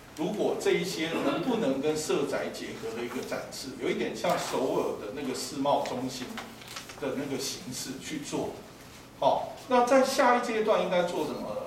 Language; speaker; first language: Chinese; native; Chinese